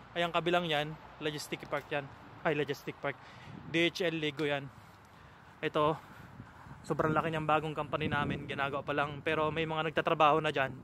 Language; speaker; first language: Filipino; native; Filipino